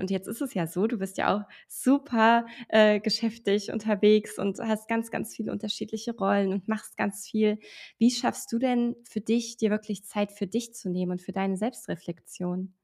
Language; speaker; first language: German; native; German